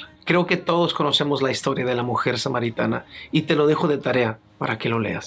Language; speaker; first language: Spanish; native; Spanish